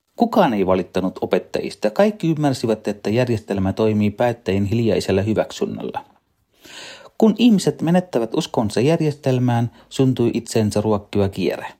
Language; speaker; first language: Finnish; non-native, fluent; Sinhala